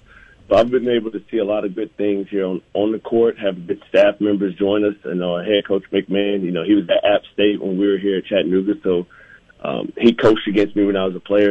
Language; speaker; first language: English; native; English